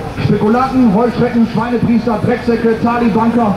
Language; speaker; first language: German; native; German